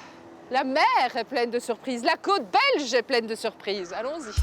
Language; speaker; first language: French; native; French